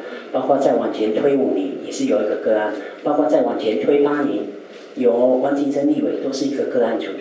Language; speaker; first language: Chinese; native; Chinese